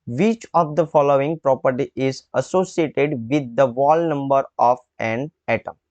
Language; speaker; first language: English; non-native, local second language; Gujarati